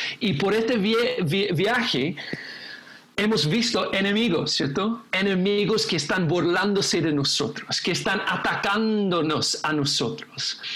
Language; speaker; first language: Spanish; non-native, fluent; English